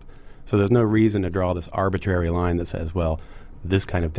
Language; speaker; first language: English; native; English